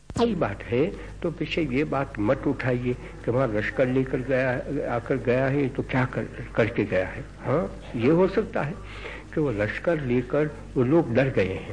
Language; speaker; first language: Hindi; non-native, local second language; Gujarati